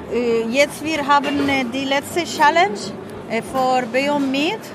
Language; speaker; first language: German; non-native, learner; Hebrew